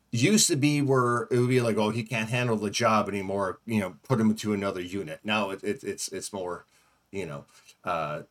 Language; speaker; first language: English; native; English